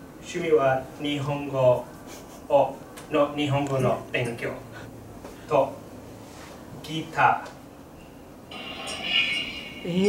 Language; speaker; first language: Japanese; non-native, learner; English